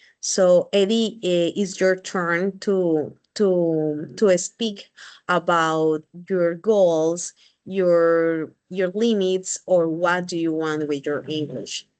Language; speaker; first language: English; non-native, learner; Spanish